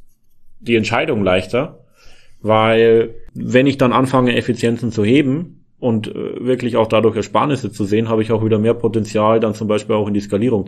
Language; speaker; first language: German; native; German